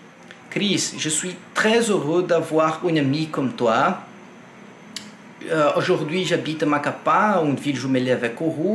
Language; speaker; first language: French; non-native, fluent; Portuguese